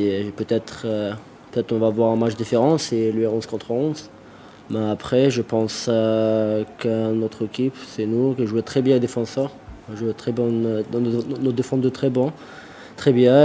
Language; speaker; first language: French; non-native, learner; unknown